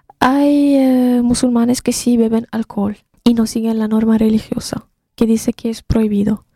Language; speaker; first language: Spanish; non-native, fluent; Arabic